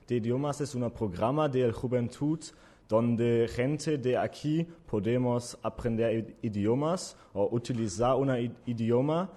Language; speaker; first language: Spanish; non-native, learner; German